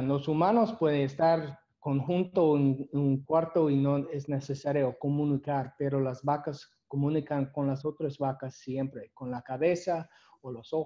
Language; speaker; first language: Spanish; non-native, learner; English